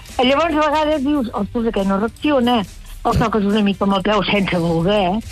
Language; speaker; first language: Catalan; native; Catalan